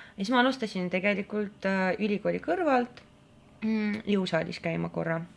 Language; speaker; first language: Estonian; non-native, local second language; Russian